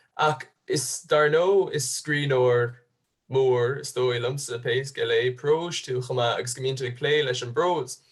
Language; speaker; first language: Irish; native; Irish